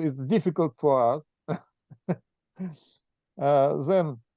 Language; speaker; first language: English; non-native, learner; Russian